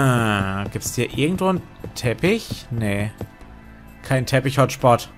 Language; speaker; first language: German; native; German